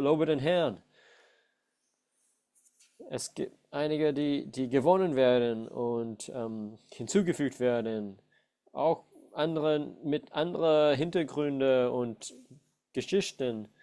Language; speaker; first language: German; non-native, fluent; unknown